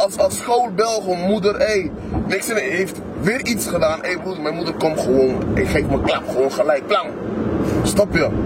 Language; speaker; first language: Dutch; non-native, local second language; Papiamento